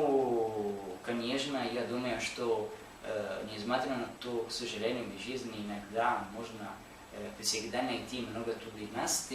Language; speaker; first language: Russian; non-native, learner; Italian